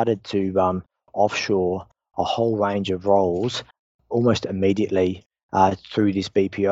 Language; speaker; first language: English; native; English